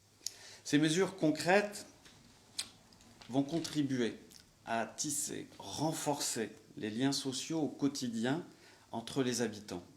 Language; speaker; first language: French; native; French